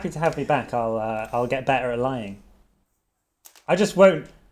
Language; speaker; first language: English; native; English